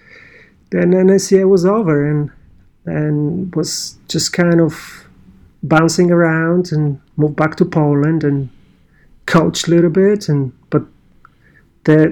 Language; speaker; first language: English; non-native, fluent; Polish